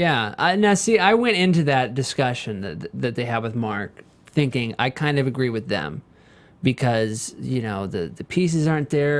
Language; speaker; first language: English; native; English